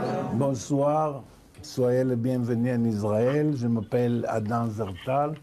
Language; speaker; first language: French; non-native, learner; Hebrew